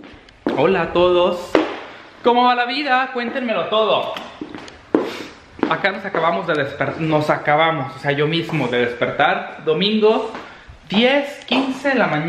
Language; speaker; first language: Spanish; native; Spanish